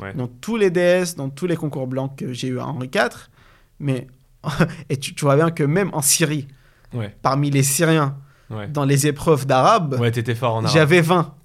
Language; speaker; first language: French; non-native, fluent; Arabic